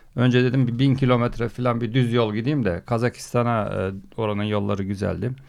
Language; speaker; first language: Turkish; early bilingual, heritage; Turkish